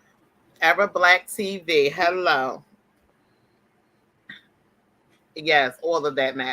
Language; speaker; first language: English; native; English